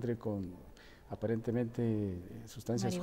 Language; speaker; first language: Spanish; native; Spanish